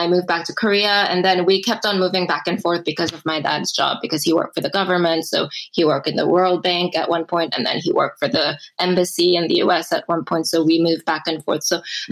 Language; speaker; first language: English; early bilingual, other home language; Korean